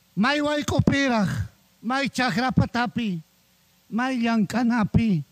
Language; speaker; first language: Spanish; non-native, local second language; Quechua